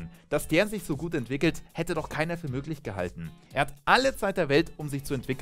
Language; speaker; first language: German; native; German